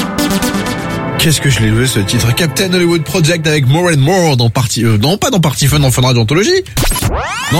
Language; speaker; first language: French; native; French